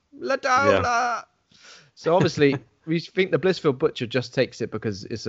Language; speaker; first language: English; native; English